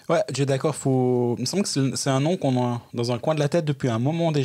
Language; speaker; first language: French; native; French